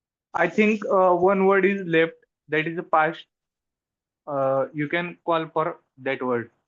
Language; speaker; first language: English; non-native, learner; Hindi